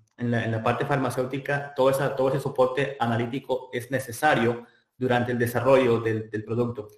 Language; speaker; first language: Spanish; native; Spanish